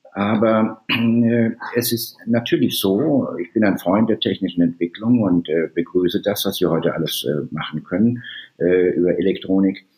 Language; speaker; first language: German; native; German